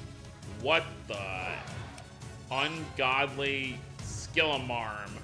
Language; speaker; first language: English; native; English